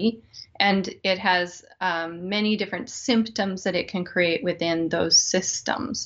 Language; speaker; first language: English; native; English